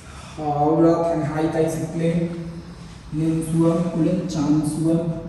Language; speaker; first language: Vietnamese; non-native, learner; Hindi